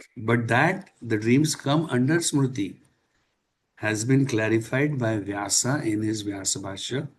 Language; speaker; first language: English; non-native, local second language; Marathi